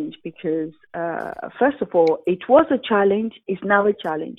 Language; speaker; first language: English; non-native, local second language; Yoruba